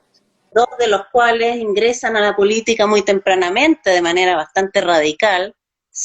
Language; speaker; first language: Spanish; native; Spanish